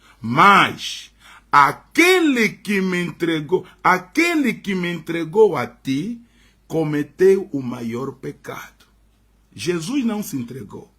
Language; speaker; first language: Portuguese; native; Portuguese